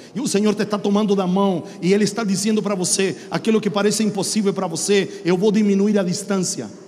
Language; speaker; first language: Portuguese; non-native, fluent; Spanish